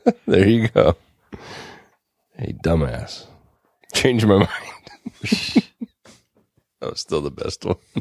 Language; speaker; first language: English; native; English